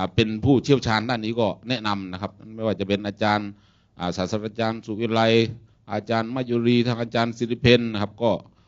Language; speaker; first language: Thai; non-native, local second language; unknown